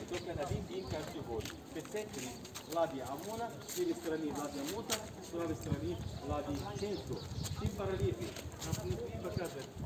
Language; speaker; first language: Russian; non-native, learner; Arabic